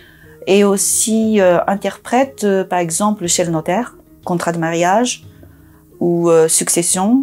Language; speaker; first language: French; non-native, fluent; Japanese